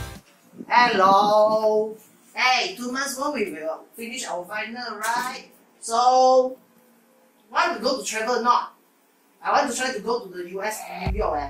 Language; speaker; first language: English; non-native, local second language; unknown